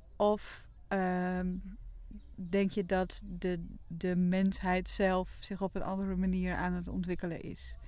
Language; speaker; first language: Dutch; non-native, local second language; Western Frisian